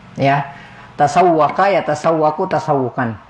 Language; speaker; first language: Arabic; non-native, fluent; Indonesian